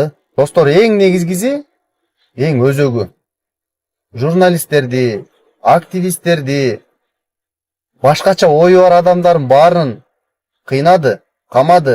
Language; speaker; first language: Kyrgyz; native; Kyrgyz